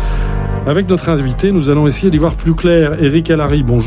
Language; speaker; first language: French; native; French